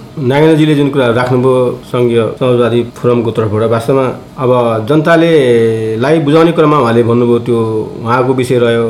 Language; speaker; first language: Nepali; non-native, local second language; Bhojpuri